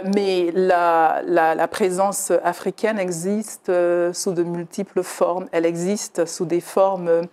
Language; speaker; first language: French; native; French